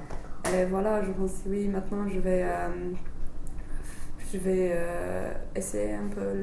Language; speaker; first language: French; non-native, fluent; English